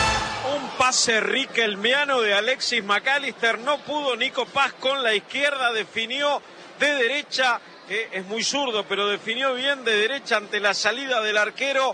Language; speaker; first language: Spanish; native; Spanish